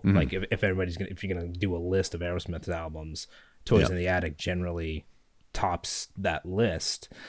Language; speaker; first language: English; native; English